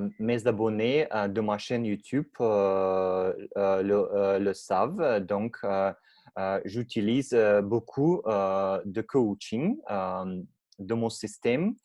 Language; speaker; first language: French; non-native, learner; Russian